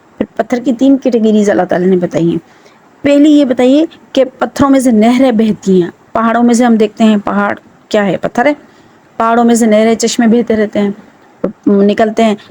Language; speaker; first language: Urdu; non-native, local second language; Sindhi